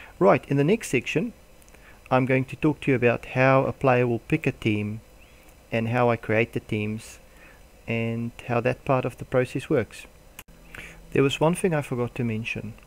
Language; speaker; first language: English; non-native, local second language; Afrikaans